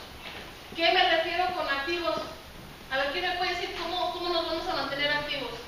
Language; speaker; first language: Spanish; native; Spanish